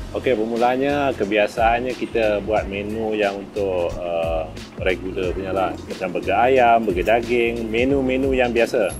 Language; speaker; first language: Malay; native; Malay